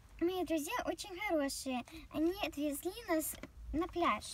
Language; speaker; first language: Russian; early bilingual, heritage; Russian